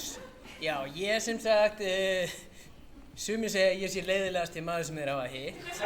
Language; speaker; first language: Icelandic; non-native, fluent; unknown